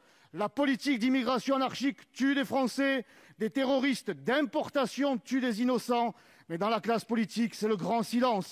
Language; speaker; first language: French; native; French